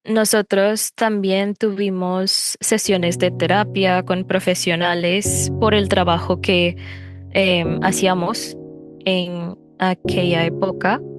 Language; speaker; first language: Spanish; non-native, fluent; English